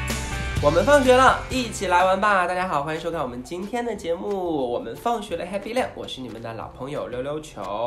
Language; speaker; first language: Chinese; native; Chinese